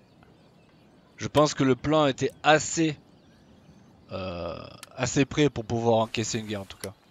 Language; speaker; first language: French; native; French